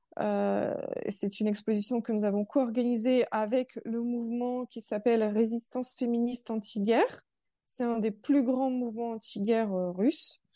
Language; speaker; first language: French; early bilingual, other home language; Russian